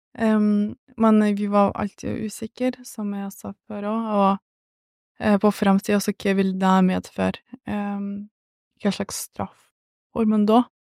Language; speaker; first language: Norwegian; early bilingual, other home language; Russian